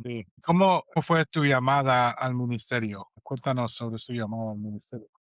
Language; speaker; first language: Spanish; non-native, fluent; English